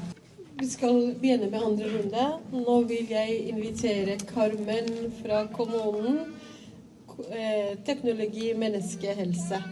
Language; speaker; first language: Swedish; non-native, fluent; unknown